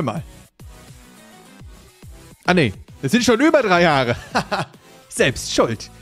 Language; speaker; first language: German; native; German